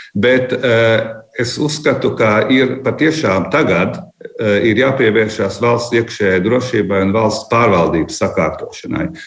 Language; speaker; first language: Latvian; native; Latvian